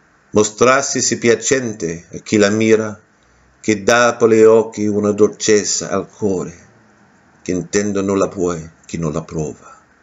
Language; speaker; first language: Italian; non-native, learner; English